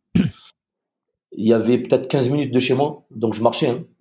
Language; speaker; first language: French; native; French